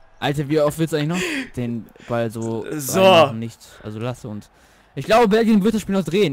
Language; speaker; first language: German; native; German